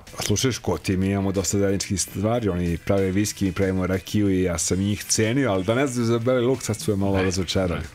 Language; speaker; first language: Serbian; native; Serbian